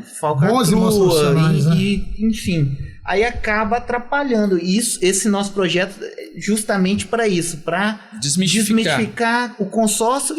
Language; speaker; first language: Portuguese; native; Portuguese